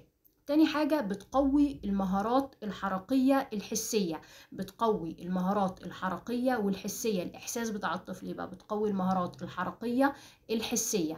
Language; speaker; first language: Arabic; native; Arabic